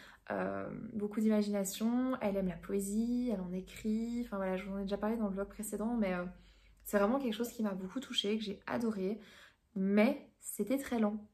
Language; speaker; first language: French; native; French